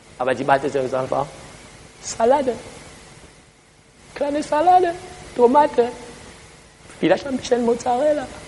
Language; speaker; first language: German; non-native, learner; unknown